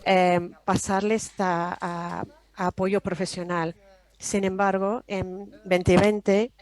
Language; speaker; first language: Spanish; non-native, fluent; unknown